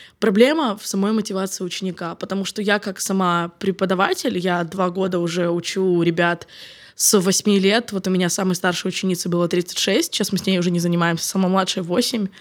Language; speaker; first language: Russian; native; Russian